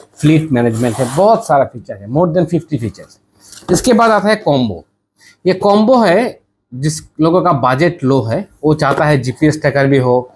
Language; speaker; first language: Hindi; non-native, learner; Bangla